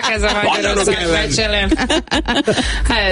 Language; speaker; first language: Hungarian; non-native, learner; Portuguese